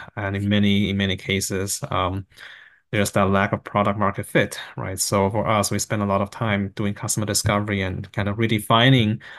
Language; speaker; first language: English; non-native, fluent; Chinese